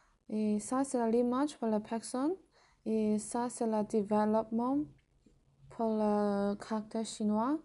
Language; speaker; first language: French; non-native, learner; Chinese